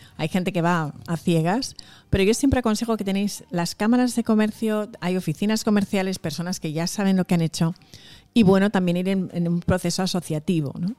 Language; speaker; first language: Spanish; early bilingual, other home language; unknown